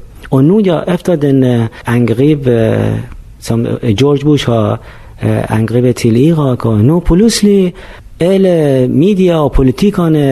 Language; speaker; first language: Danish; non-native, fluent; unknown